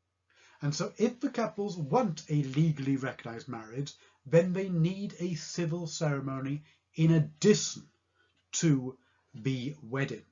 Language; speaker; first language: English; native; English